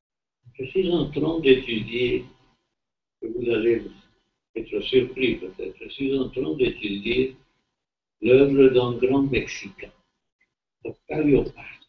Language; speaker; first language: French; non-native, fluent; Spanish